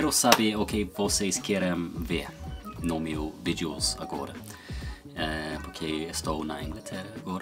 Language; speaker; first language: Portuguese; non-native, learner; English